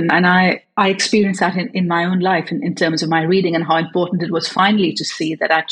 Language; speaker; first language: English; native; English